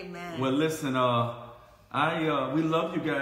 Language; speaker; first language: English; native; English